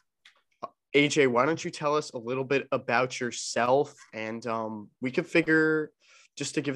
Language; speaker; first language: English; native; English